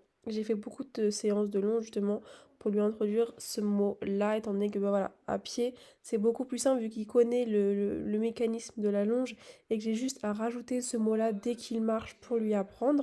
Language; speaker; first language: French; native; French